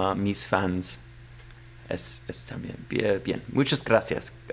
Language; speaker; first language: Spanish; non-native, learner; English